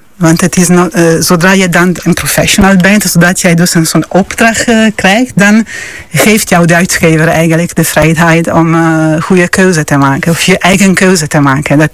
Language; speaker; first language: Dutch; non-native, fluent; Italian